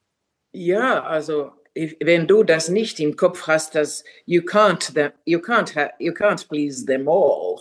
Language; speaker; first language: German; non-native, fluent; Finnish